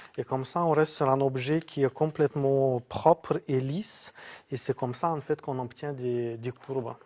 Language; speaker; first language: French; non-native, fluent; Lithuanian